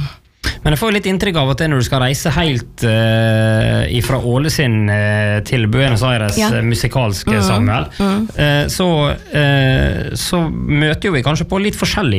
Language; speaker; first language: Norwegian; native; Norwegian